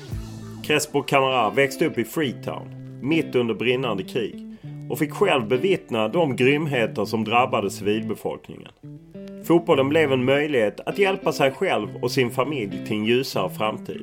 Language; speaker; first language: Swedish; native; Swedish